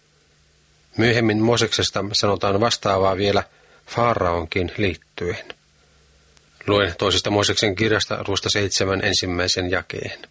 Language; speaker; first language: Finnish; native; Finnish